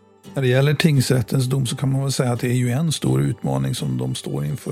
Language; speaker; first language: Swedish; native; Swedish